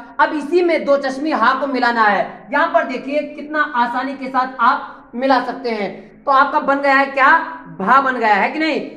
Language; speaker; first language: Hindi; native; Hindi